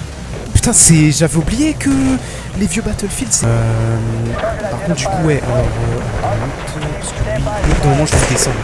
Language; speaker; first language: French; native; French